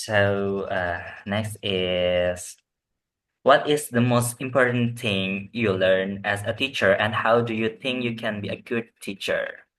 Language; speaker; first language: English; non-native, learner; Indonesian